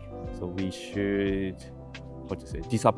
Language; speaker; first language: English; non-native, learner; Japanese